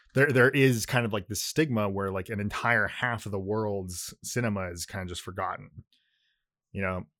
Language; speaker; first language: English; early bilingual, other home language; Japanese